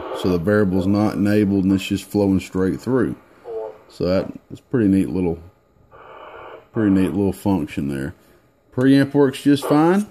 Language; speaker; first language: English; native; English